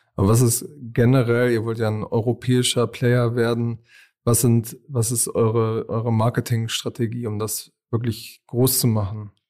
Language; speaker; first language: German; native; German